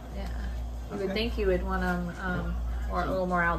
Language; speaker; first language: English; native; English